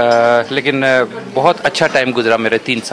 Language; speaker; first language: Urdu; native; Urdu